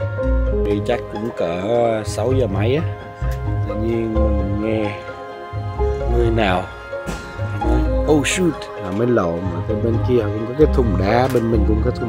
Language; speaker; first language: Vietnamese; early bilingual, other home language; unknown